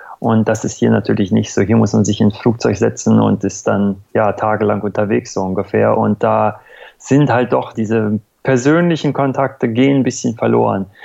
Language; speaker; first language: German; native; German